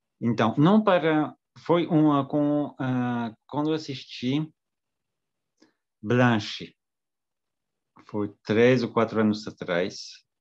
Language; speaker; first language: Portuguese; non-native, fluent; French